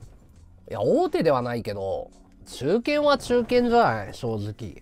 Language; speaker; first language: Japanese; native; Japanese